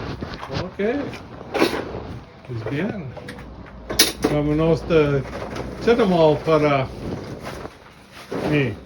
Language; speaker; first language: Spanish; non-native, learner; English